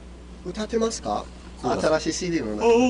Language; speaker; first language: Japanese; non-native, learner; English